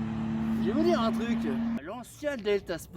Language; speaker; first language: French; native; French